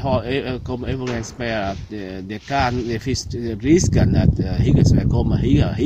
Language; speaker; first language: Swedish; non-native, learner; Vietnamese